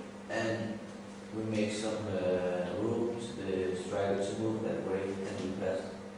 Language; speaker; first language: English; non-native, fluent; Danish